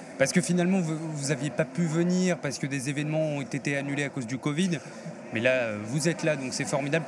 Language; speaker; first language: French; native; French